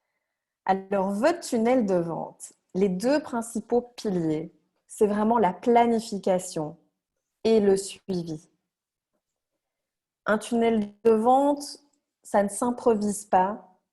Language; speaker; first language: French; native; French